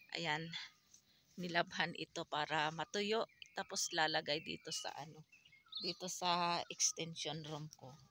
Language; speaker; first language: Filipino; native; Filipino